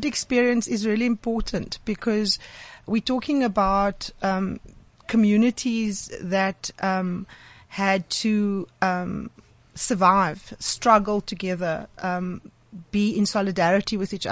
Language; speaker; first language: English; native; English